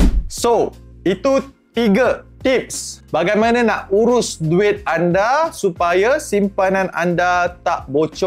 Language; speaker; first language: Malay; native; Malay